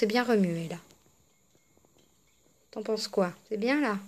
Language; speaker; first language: French; native; French